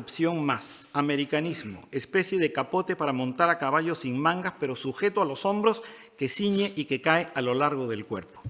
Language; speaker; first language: Spanish; native; Spanish